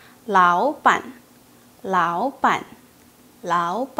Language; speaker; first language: Chinese; non-native, fluent; Indonesian